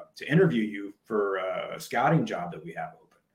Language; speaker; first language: English; native; English